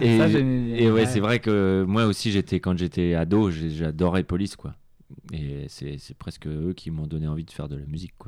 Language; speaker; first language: French; native; French